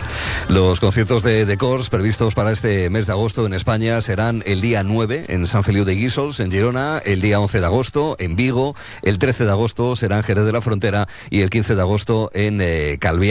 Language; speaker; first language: Spanish; native; Spanish